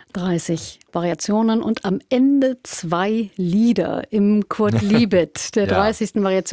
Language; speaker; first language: German; native; German